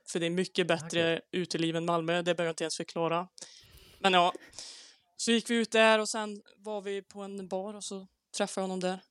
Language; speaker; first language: Swedish; native; Swedish